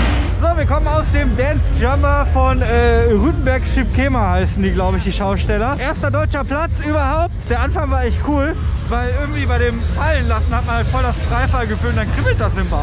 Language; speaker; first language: German; native; German